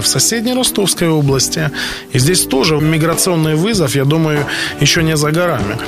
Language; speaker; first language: Russian; native; Russian